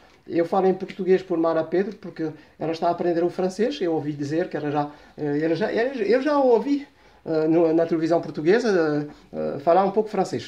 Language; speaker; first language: Portuguese; early bilingual, heritage; Portuguese